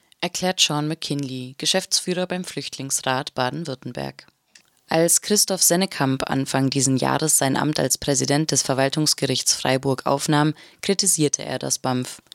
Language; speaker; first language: German; native; German